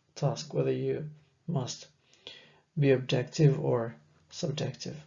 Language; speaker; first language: English; non-native, fluent; French